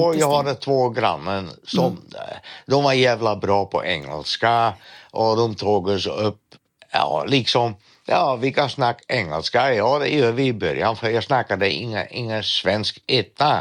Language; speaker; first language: Swedish; non-native, fluent; Dutch